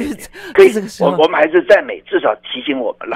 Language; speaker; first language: Chinese; native; Chinese